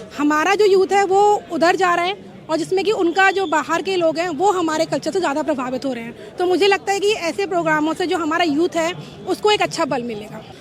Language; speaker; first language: Hindi; native; Hindi